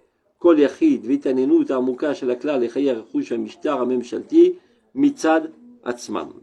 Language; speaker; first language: Hebrew; non-native, fluent; French